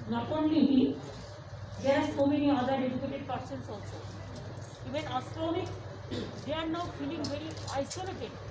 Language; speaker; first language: English; non-native, local second language; Bangla